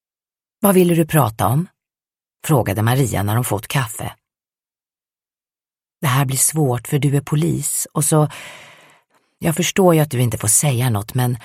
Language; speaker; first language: Swedish; native; Swedish